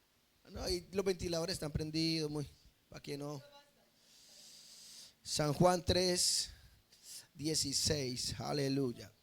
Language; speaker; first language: Spanish; native; Spanish